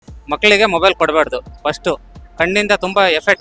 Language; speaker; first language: Kannada; native; Kannada